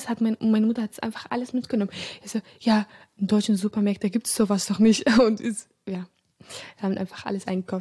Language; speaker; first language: German; early bilingual, other home language; Arabic